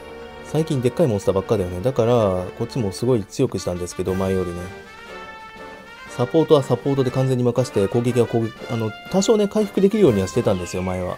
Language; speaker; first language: Japanese; native; Japanese